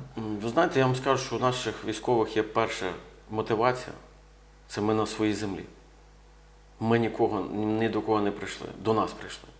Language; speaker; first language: Ukrainian; native; Ukrainian